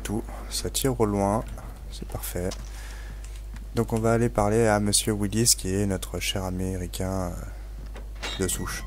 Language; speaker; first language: French; native; French